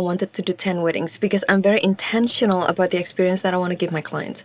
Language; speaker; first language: English; non-native, local second language; Chinese